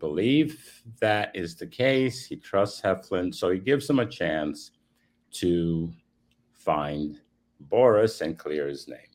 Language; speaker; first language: English; non-native, fluent; Romanian